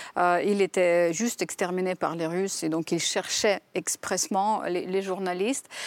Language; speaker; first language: French; non-native, fluent; Ukrainian